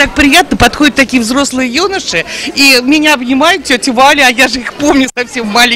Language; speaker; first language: Russian; native; Russian